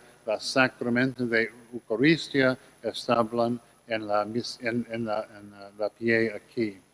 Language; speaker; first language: Spanish; non-native, learner; English